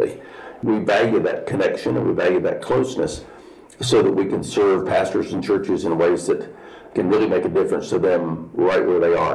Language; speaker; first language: English; native; English